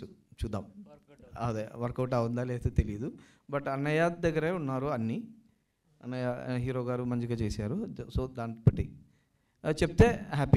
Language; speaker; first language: Telugu; non-native, learner; Malayalam